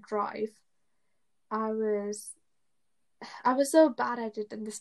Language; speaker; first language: English; early bilingual, other home language; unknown